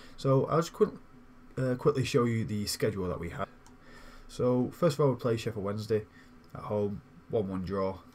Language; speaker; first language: English; native; English